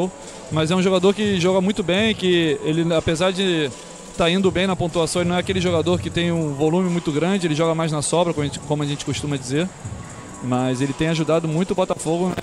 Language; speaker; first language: Portuguese; native; Portuguese